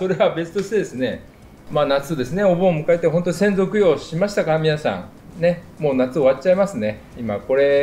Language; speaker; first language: Japanese; native; Japanese